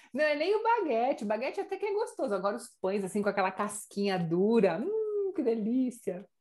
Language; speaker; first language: Portuguese; native; Portuguese